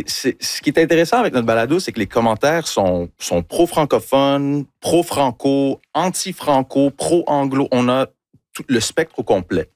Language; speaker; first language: French; non-native, local second language; English